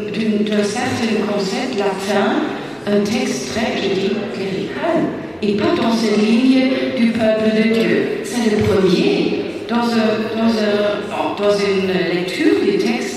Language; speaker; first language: French; non-native, fluent; German